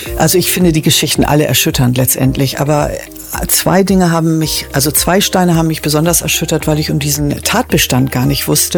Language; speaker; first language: German; native; German